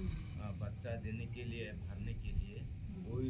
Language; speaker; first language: Hindi; non-native, local second language; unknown